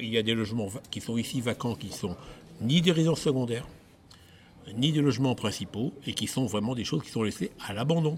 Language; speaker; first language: French; native; French